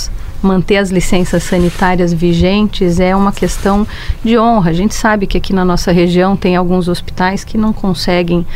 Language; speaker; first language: Portuguese; native; Portuguese